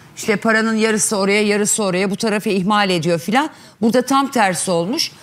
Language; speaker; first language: Turkish; native; Turkish